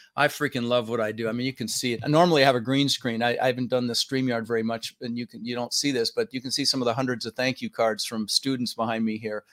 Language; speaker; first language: English; early bilingual, other home language; Dutch